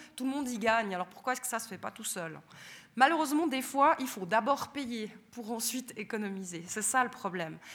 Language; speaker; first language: French; native; French